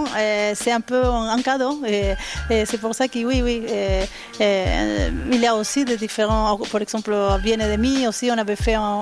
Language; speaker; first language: French; non-native, fluent; Spanish